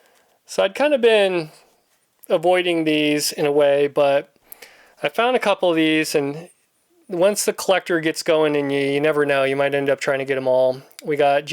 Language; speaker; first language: English; native; English